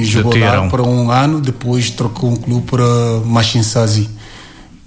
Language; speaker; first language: Portuguese; non-native, learner; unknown